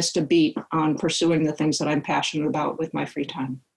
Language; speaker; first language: English; native; English